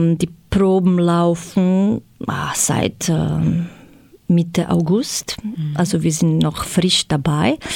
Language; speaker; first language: German; non-native, fluent; Croatian